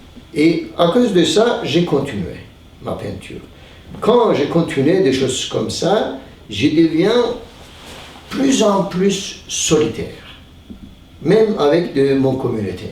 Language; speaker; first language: French; non-native, learner; Turkish